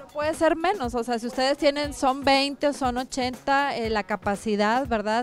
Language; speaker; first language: Spanish; native; Spanish